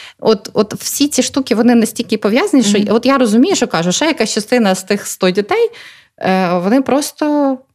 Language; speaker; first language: Ukrainian; native; Ukrainian